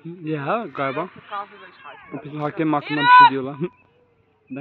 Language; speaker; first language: Dutch; early bilingual, other home language; Turkish